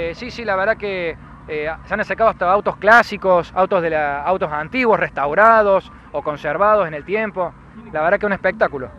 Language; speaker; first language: Spanish; native; Spanish